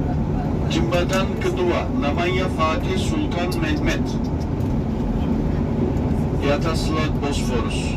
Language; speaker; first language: Indonesian; non-native, fluent; Turkish